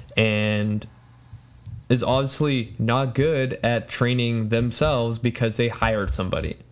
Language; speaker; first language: English; non-native, fluent; Polish